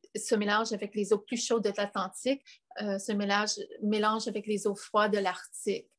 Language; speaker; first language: French; non-native, fluent; English